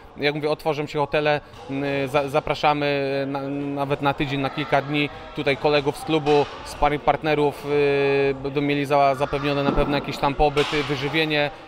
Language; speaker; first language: Polish; native; Polish